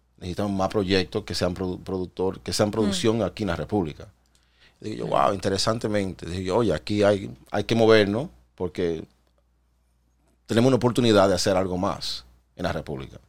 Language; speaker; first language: Spanish; early bilingual, heritage; Spanish